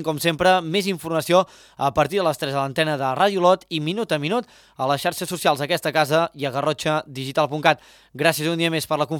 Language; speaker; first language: Catalan; native; Catalan